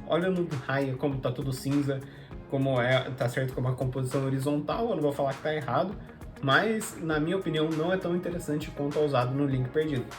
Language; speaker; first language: Portuguese; native; Portuguese